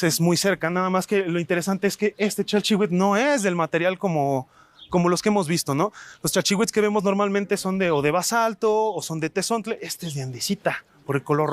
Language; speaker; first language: Spanish; native; Spanish